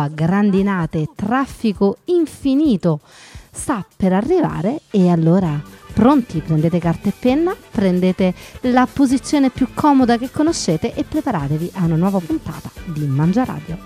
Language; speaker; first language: Italian; native; Italian